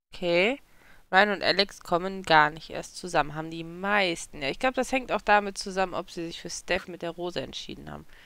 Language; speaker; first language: German; native; German